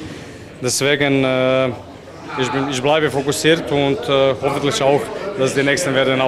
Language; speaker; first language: German; non-native, fluent; Croatian